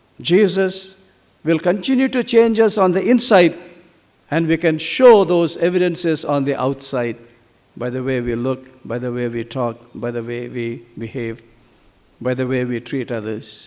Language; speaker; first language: English; non-native, local second language; Telugu